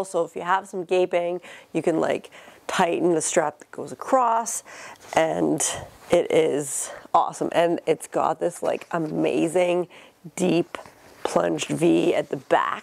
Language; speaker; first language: English; native; English